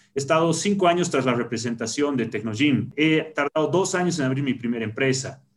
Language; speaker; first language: Spanish; native; Spanish